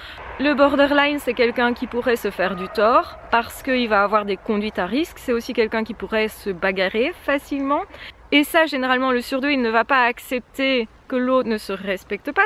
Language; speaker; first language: French; native; French